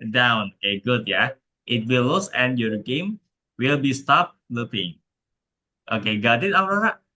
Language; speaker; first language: English; non-native, learner; Indonesian